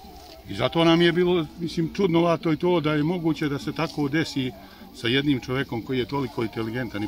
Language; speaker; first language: Bosnian; native; Bosnian